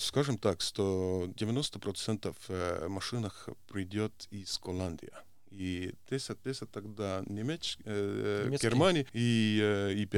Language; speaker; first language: Russian; non-native, local second language; Estonian